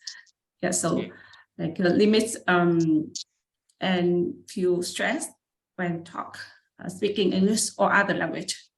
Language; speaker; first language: English; non-native, learner; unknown